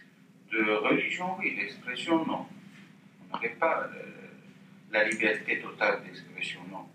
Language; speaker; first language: French; non-native, fluent; Arabic